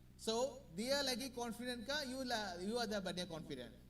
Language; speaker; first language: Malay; non-native, learner; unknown